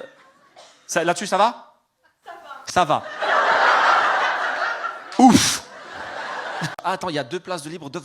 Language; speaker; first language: French; native; French